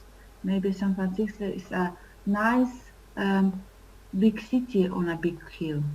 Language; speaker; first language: English; non-native, learner; Russian